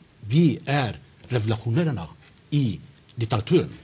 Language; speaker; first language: Swedish; non-native, fluent; Zaza